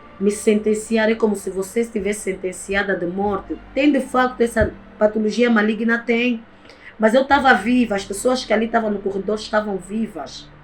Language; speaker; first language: Portuguese; native; Portuguese